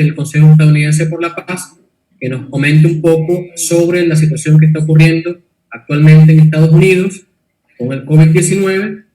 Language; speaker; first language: Spanish; native; Spanish